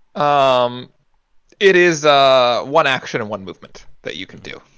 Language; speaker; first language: English; native; English